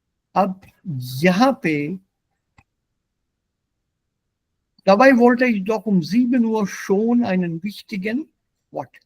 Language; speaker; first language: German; non-native, fluent; Hindi